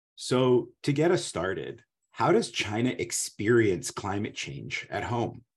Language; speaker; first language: English; native; English